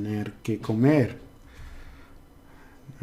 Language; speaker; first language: Spanish; non-native, learner; English